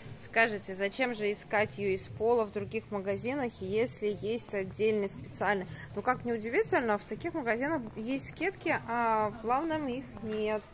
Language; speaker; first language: Russian; native; Russian